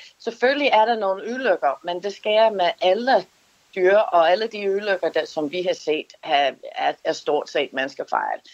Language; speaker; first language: Danish; non-native, fluent; English